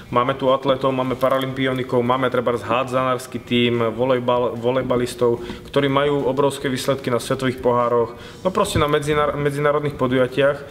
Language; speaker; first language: Slovak; native; Slovak